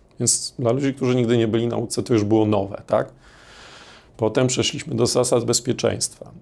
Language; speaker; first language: Polish; native; Polish